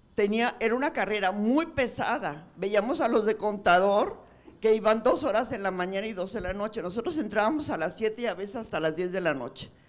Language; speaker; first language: Spanish; native; Spanish